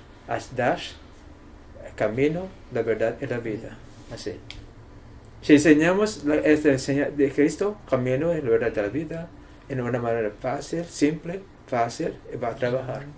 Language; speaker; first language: Spanish; non-native, learner; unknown